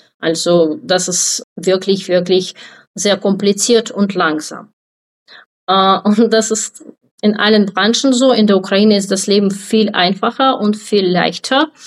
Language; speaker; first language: German; non-native, fluent; Ukrainian